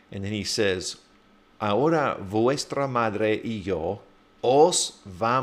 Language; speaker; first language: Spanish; non-native, fluent; English